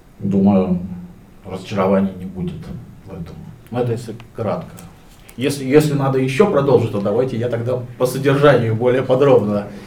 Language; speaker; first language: Russian; native; Russian